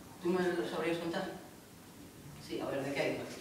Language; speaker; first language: Spanish; native; Spanish